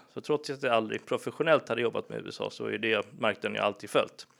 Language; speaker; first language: Swedish; early bilingual, other home language; English